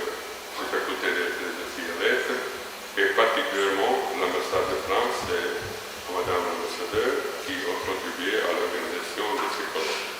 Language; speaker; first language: French; non-native, fluent; Croatian